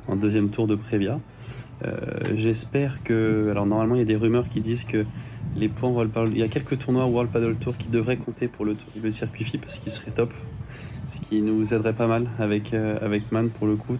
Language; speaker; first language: French; native; French